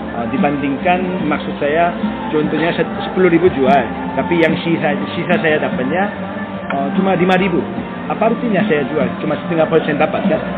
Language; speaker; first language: Indonesian; non-native, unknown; Korean